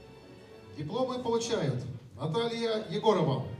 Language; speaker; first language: Russian; native; Russian